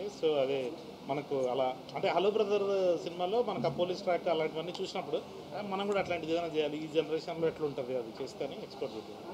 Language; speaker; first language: Telugu; native; Telugu